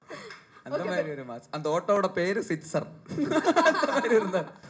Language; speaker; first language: Tamil; non-native, local second language; Malayalam